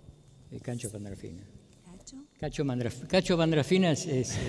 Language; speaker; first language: Italian; non-native, learner; Spanish